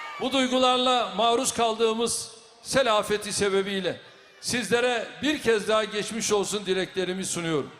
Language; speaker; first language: Turkish; native; Turkish